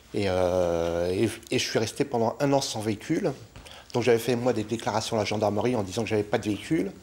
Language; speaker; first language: French; native; French